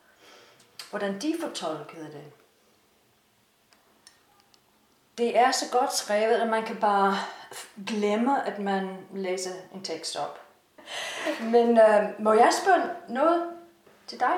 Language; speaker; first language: Danish; non-native, fluent; English